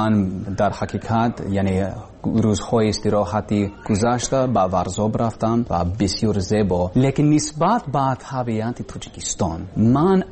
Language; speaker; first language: Persian; non-native, learner; English